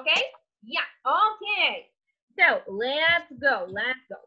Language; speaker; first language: English; non-native, fluent; Russian